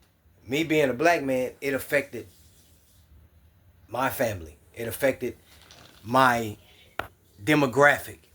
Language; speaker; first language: English; native; English